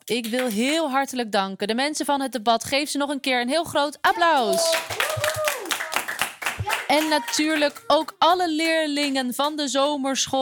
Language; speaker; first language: Dutch; native; Dutch